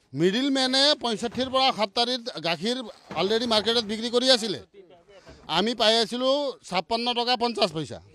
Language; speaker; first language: Assamese; non-native, local second language; Nepali